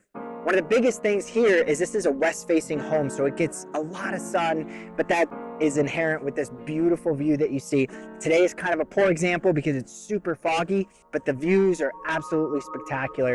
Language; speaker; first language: English; native; English